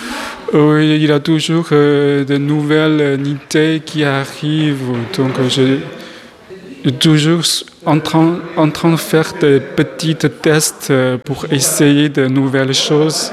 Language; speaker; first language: French; non-native, learner; Chinese